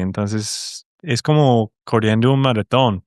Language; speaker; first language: Spanish; non-native, fluent; English